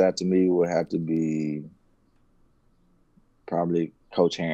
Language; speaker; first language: English; native; English